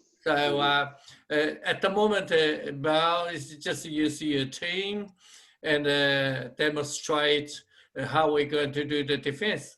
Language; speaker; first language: English; non-native, fluent; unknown